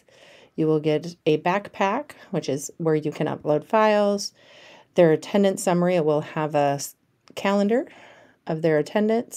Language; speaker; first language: English; native; English